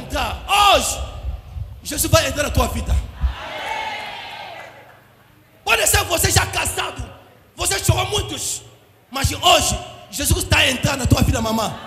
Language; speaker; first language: Portuguese; non-native, learner; Lingala